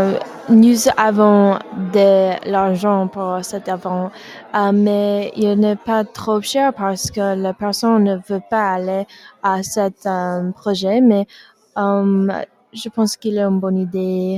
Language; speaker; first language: French; non-native, learner; English